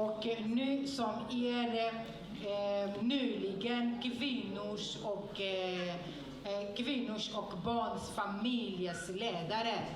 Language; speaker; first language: Swedish; non-native, fluent; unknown